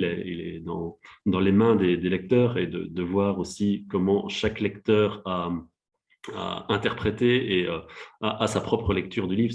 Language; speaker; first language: French; native; French